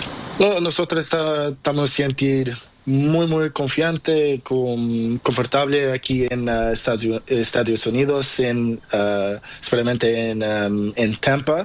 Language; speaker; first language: Spanish; non-native, learner; Portuguese